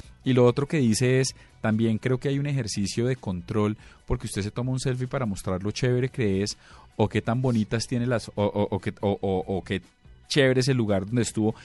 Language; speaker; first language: Spanish; native; Spanish